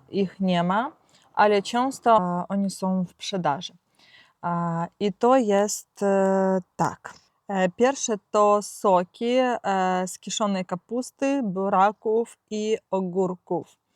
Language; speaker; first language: Polish; non-native, learner; Ukrainian